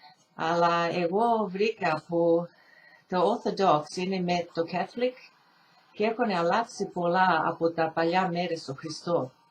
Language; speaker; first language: Greek; early bilingual, heritage; Greek